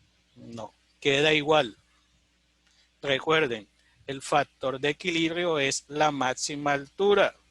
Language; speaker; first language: Spanish; native; Spanish